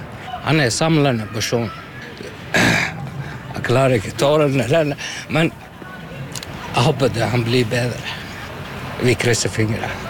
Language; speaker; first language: Norwegian; non-native, learner; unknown